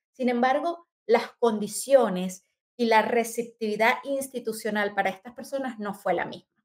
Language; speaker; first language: Spanish; native; Spanish